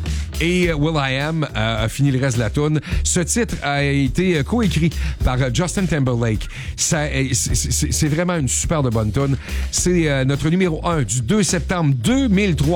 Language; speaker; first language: French; native; French